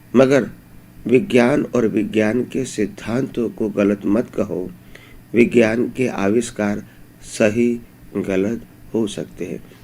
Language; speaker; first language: Hindi; native; Hindi